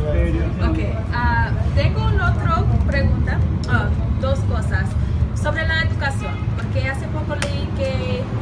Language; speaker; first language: Spanish; non-native, learner; English